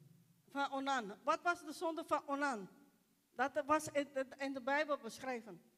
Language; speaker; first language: Dutch; non-native, local second language; Papiamento